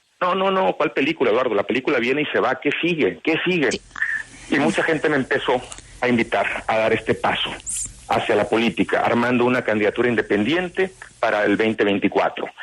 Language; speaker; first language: Spanish; native; Spanish